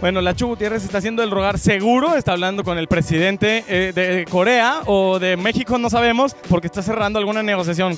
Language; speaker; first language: Spanish; native; Spanish